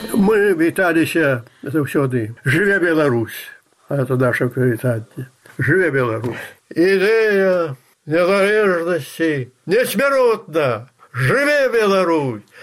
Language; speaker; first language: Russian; non-native, fluent; Belarusian